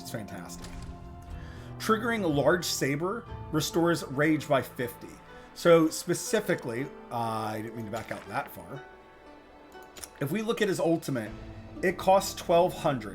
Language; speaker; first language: English; native; English